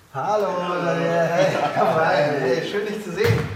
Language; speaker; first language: German; non-native, learner; Spanish